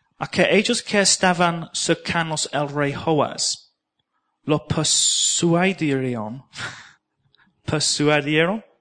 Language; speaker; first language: Spanish; non-native, learner; English